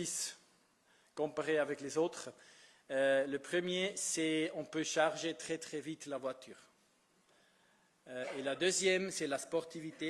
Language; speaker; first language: French; non-native, fluent; Italian